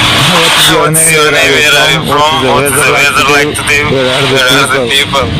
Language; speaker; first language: English; non-native, learner; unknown